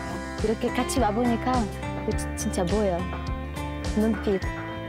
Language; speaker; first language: Korean; non-native, learner; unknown